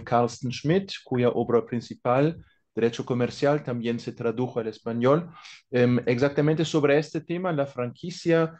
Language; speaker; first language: Spanish; non-native, fluent; German